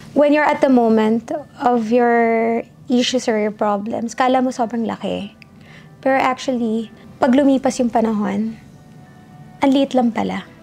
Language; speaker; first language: Filipino; early bilingual, heritage; Filipino